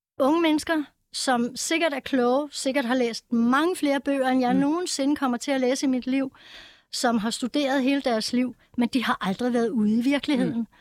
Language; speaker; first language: Danish; native; Danish